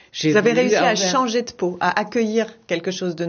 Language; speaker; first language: French; native; French